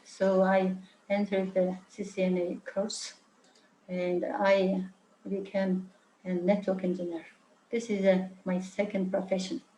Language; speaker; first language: English; non-native, learner; Mongolian